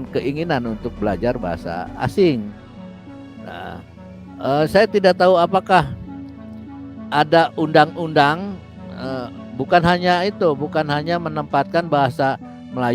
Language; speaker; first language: Indonesian; native; Indonesian